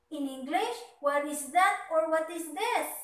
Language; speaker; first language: English; non-native, local second language; Cebuano